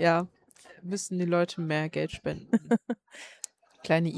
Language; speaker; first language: German; native; German